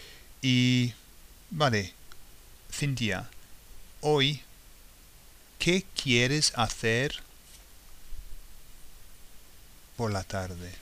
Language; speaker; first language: Spanish; non-native, fluent; English